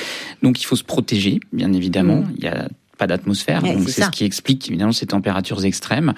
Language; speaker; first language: French; native; French